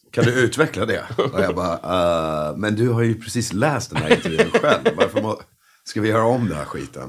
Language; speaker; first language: Swedish; early bilingual, other home language; English